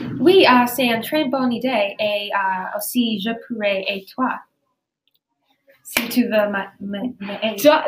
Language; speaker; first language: French; non-native, learner; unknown